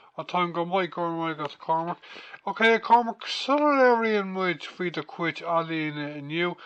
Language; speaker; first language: Irish; non-native, local second language; English